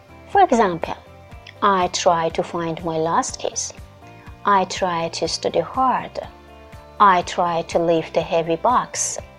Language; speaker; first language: English; non-native, fluent; Persian